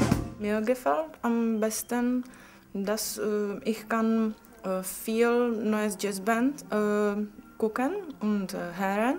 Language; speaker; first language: German; non-native, learner; Czech